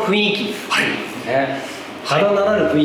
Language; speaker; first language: Japanese; native; Japanese